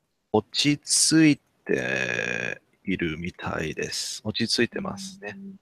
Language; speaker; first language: Japanese; non-native, learner; English